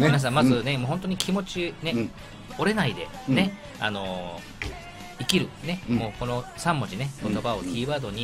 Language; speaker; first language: Japanese; native; Japanese